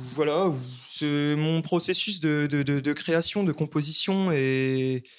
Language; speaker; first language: French; native; French